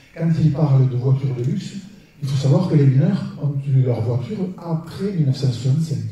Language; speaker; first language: French; native; French